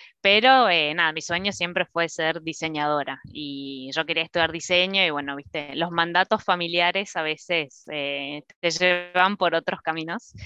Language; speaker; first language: Spanish; native; Spanish